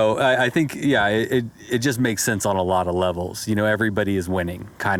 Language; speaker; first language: English; native; English